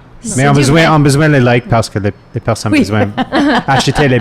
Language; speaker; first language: French; non-native, fluent; English